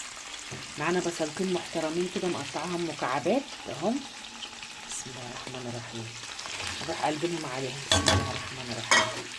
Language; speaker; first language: Arabic; native; Arabic